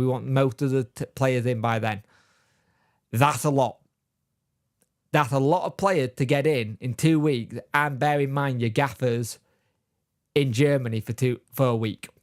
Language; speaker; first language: English; native; English